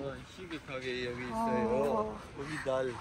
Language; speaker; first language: Korean; non-native, learner; Urdu